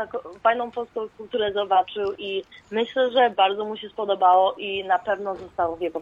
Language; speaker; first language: Polish; early bilingual, heritage; Polish